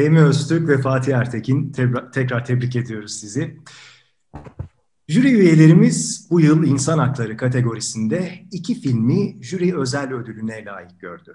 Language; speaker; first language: Turkish; native; Turkish